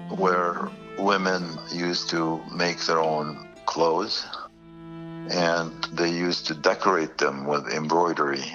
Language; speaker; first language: English; non-native, fluent; Arabic